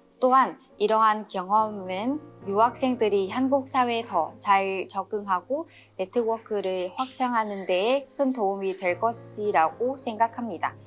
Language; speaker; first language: Korean; non-native, learner; Vietnamese